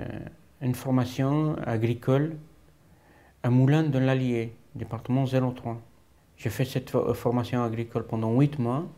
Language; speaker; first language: French; non-native, fluent; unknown